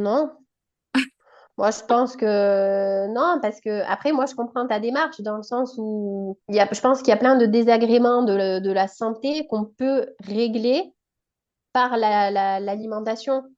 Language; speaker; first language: French; native; French